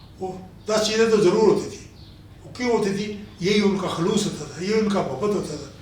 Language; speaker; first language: Urdu; non-native, local second language; Northern Hindko